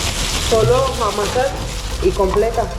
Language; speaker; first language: Spanish; native; Spanish